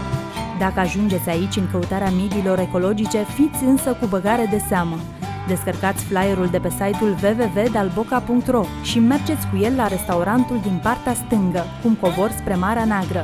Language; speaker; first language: Romanian; native; Romanian